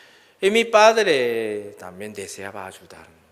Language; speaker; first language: Spanish; non-native, learner; Korean